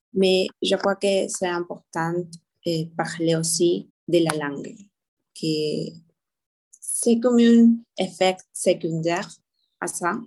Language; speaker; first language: French; non-native, learner; Spanish